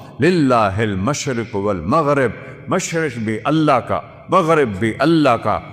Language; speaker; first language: Urdu; non-native, local second language; Saraiki